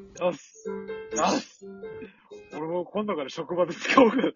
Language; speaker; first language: Japanese; native; Japanese